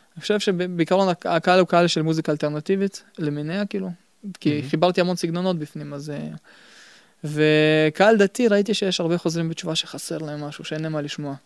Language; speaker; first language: Hebrew; early bilingual, other home language; Russian